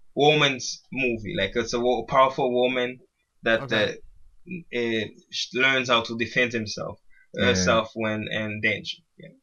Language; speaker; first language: English; early bilingual, other home language; Haitian Creole